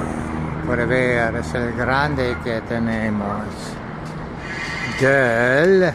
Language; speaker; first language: Spanish; non-native, learner; English